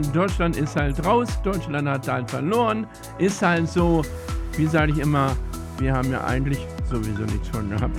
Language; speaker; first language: German; native; German